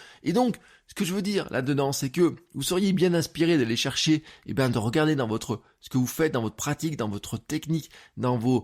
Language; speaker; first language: French; native; French